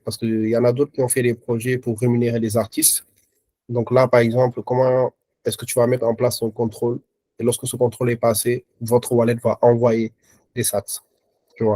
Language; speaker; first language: French; non-native, local second language; Wolof